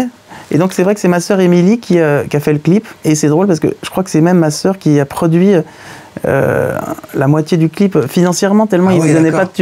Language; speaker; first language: French; native; French